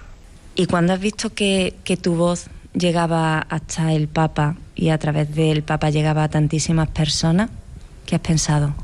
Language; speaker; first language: Spanish; native; Spanish